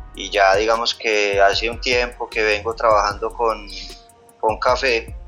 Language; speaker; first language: Spanish; native; Spanish